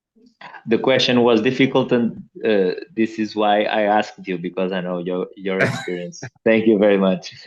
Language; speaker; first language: English; non-native, fluent; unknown